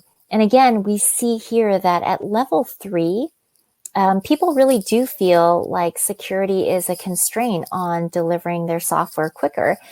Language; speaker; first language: English; native; English